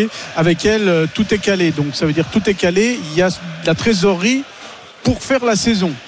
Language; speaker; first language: French; native; French